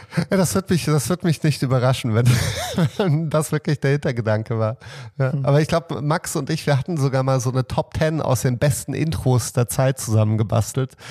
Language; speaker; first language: German; early bilingual, other home language; Serbian